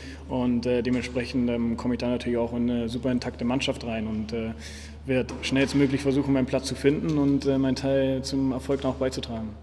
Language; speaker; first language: German; native; German